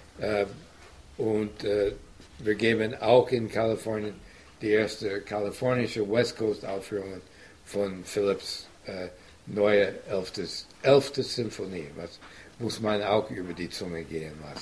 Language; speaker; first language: German; non-native, fluent; English